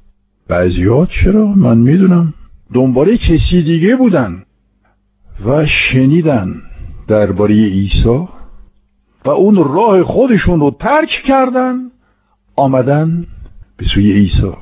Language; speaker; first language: Persian; non-native, fluent; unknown